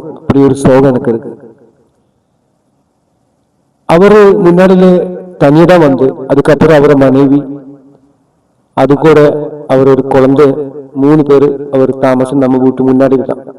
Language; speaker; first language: Tamil; non-native, learner; Malayalam